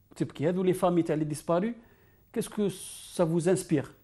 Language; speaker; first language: French; non-native, local second language; Arabic